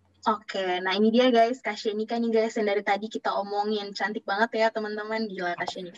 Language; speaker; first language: Indonesian; native; Indonesian